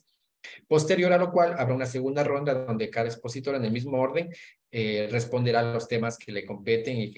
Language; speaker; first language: Spanish; native; Spanish